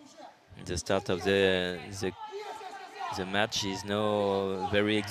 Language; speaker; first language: English; non-native, learner; French